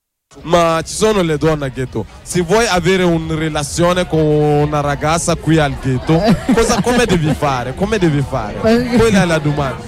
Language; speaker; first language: Italian; non-native, learner; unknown